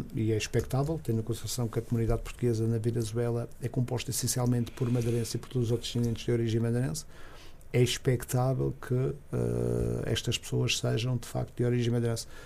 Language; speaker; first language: Portuguese; native; Portuguese